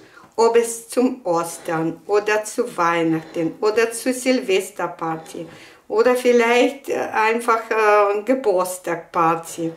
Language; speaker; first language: German; non-native, fluent; Russian